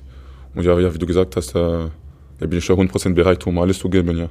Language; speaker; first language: German; non-native, fluent; Portuguese